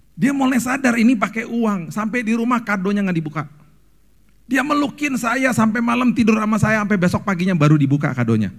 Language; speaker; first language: Indonesian; native; Indonesian